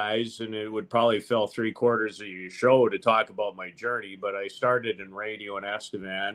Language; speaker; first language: English; native; English